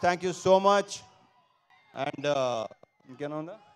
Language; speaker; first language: Telugu; native; Telugu